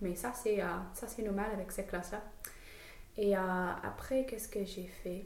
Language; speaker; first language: French; non-native, fluent; English